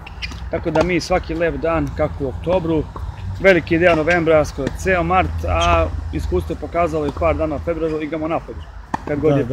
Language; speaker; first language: Serbian; native; Serbian